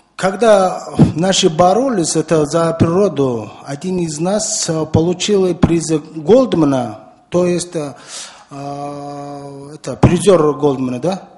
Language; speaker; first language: Russian; non-native, learner; Mongolian